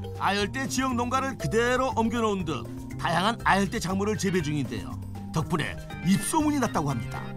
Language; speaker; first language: Korean; native; Korean